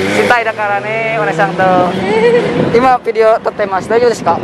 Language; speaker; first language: Japanese; non-native, learner; Indonesian